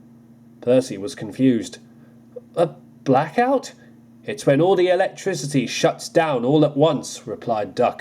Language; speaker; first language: English; native; English